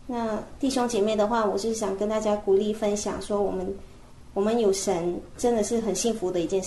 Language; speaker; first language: Chinese; native; Chinese